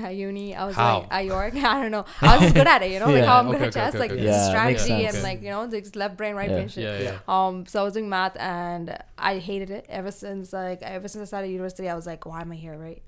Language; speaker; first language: English; non-native, local second language; Tamil